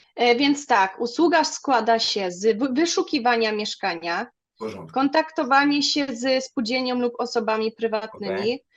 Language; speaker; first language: Polish; early bilingual, other home language; German